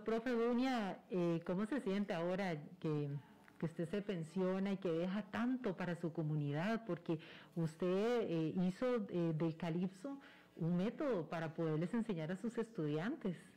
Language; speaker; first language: Spanish; native; Spanish